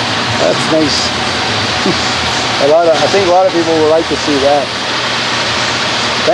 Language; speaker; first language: English; non-native, local second language; French